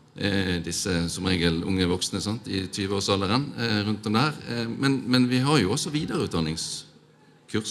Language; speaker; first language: Norwegian; native; Norwegian